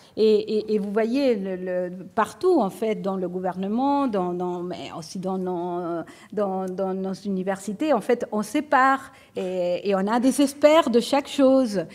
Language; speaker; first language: French; non-native, fluent; Spanish